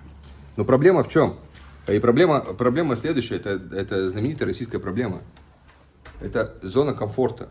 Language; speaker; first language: Russian; early bilingual, heritage; Russian